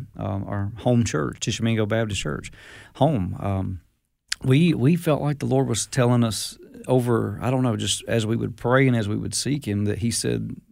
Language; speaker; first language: English; native; English